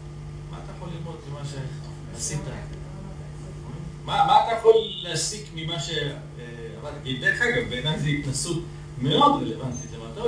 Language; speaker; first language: Hebrew; native; Hebrew